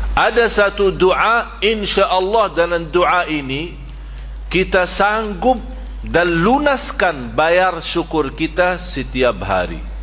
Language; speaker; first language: Malay; non-native, fluent; Arabic